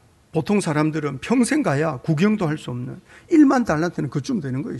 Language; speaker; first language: Korean; native; Korean